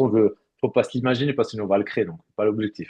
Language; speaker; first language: French; native; French